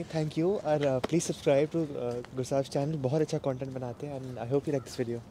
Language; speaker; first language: Hindi; non-native, local second language; Bangla